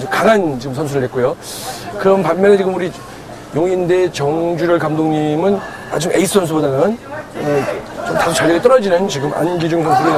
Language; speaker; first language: Korean; native; Korean